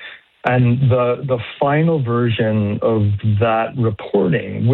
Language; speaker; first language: English; native; English